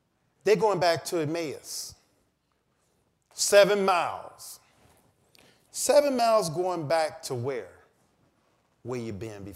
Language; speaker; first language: English; native; English